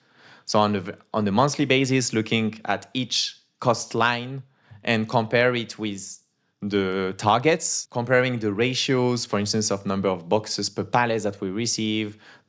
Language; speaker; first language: English; non-native, fluent; French